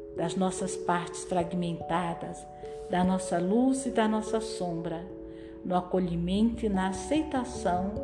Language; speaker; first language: Portuguese; non-native, fluent; French